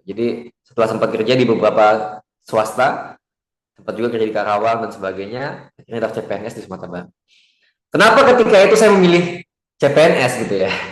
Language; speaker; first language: Indonesian; native; Indonesian